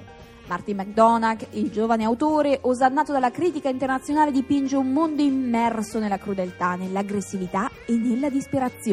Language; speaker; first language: Italian; native; Italian